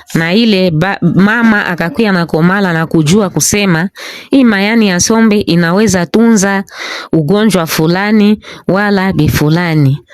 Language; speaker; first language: Swahili; non-native, local second language; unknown